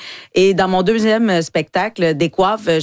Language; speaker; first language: French; native; French